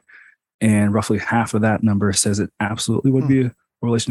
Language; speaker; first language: English; native; English